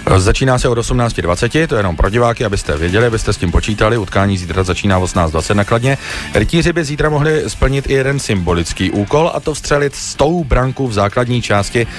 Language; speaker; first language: Czech; native; Czech